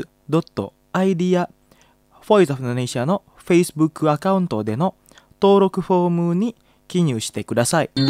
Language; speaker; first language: Japanese; non-native, fluent; Indonesian